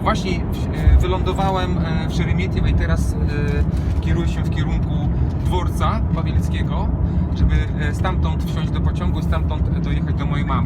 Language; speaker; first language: Polish; non-native, fluent; Russian